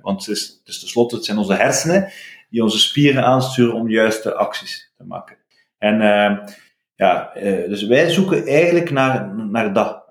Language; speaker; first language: Dutch; native; Dutch